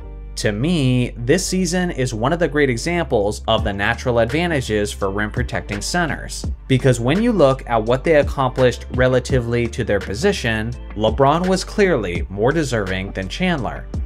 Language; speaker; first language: English; native; English